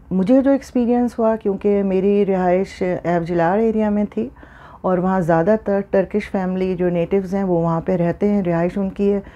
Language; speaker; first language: Urdu; native; Urdu